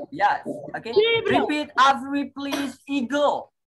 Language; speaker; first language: English; non-native, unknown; Indonesian